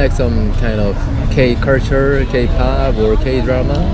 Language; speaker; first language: English; non-native, learner; Korean